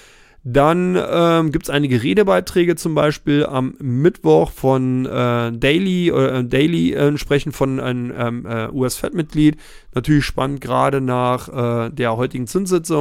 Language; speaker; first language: German; native; German